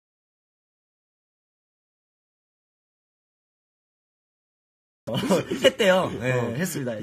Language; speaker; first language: Korean; native; Korean